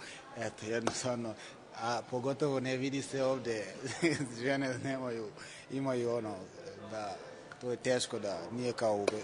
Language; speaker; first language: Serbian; non-native, fluent; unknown